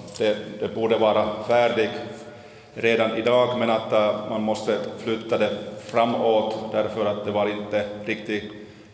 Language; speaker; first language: Swedish; non-native, local second language; Finnish